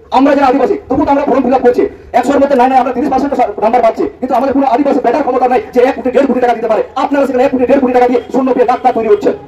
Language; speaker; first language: Bangla; non-native, local second language; Santali